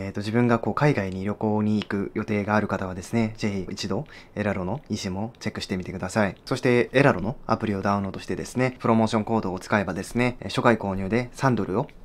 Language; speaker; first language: Japanese; non-native, fluent; Korean